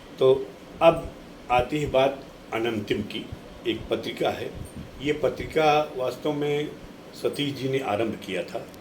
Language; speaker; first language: Hindi; native; Hindi